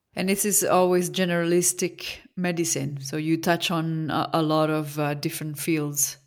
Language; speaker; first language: English; non-native, fluent; Italian